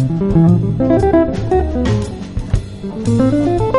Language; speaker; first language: English; non-native, learner; French